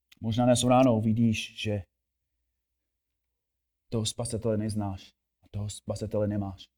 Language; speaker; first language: Czech; non-native, fluent; English